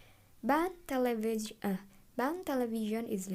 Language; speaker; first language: Turkish; non-native, fluent; Indonesian